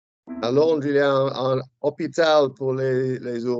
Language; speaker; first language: French; non-native, fluent; English